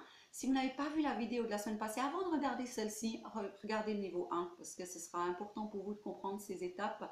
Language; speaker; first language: French; native; French